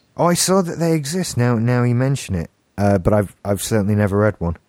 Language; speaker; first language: English; native; English